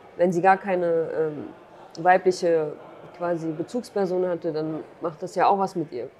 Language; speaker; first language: German; early bilingual, other home language; Kurdish